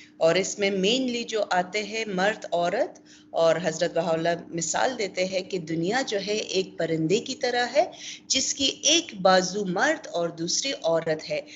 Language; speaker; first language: Urdu; non-native, local second language; Pashto